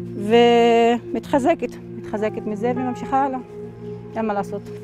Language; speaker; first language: Hebrew; non-native, local second language; Arabic